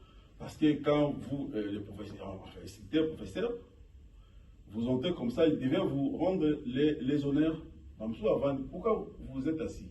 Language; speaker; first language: French; non-native, local second language; Lingala